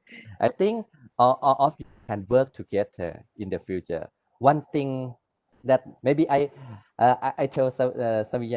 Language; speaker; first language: English; non-native, learner; Thai